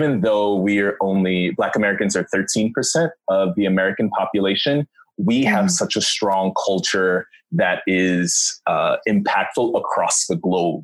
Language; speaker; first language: English; native; English